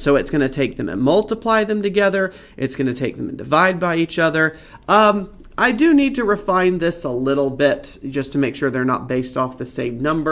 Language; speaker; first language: English; native; English